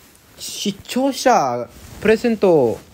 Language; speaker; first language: Japanese; non-native, learner; English